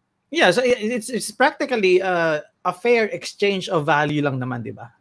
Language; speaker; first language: English; non-native, local second language; Filipino